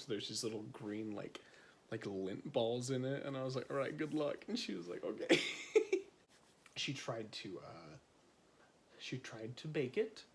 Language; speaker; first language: English; native; English